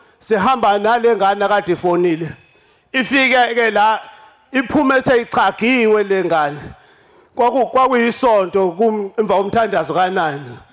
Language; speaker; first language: Zulu; native; Zulu